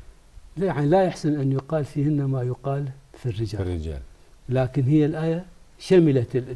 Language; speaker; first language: Arabic; native; Arabic